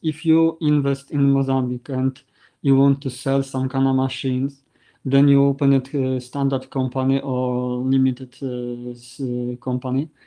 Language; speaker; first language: English; non-native, learner; Polish